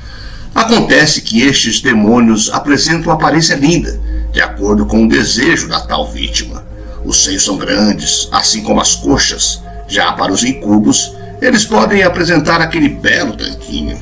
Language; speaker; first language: Portuguese; native; Portuguese